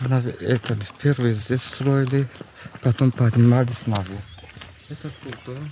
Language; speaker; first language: Russian; non-native, local second language; Azerbaijani